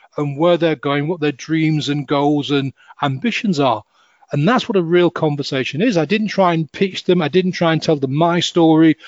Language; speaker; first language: English; native; English